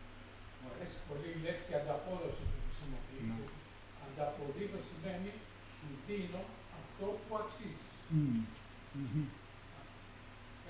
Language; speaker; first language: Greek; native; Greek